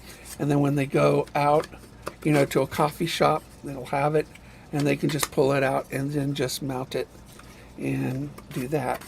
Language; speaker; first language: English; native; English